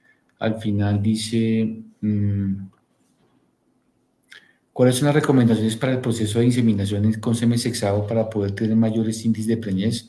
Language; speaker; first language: Spanish; native; Spanish